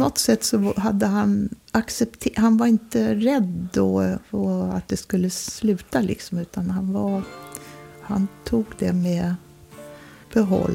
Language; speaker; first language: Swedish; native; Swedish